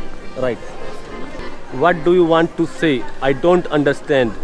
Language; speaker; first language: English; non-native, learner; Hindi